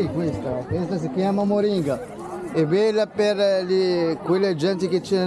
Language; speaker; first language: Italian; non-native, learner; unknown